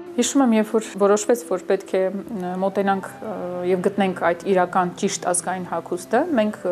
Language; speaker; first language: Armenian; early bilingual, heritage; Armenian